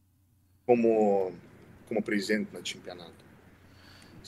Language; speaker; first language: Portuguese; non-native, learner; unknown